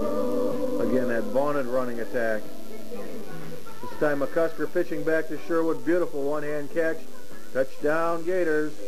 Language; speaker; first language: English; native; English